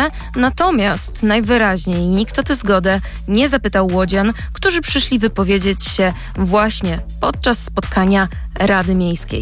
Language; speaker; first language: Polish; native; Polish